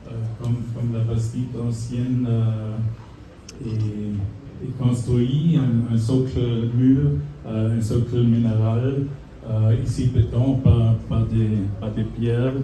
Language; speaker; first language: French; non-native, fluent; German